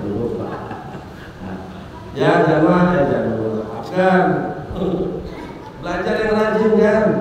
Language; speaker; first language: Indonesian; native; Indonesian